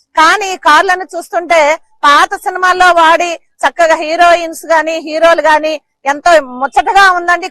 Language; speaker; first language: Telugu; native; Telugu